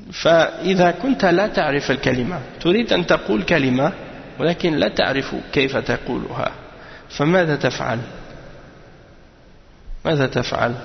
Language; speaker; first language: Arabic; non-native, fluent; French